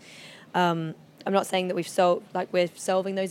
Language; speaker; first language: English; native; English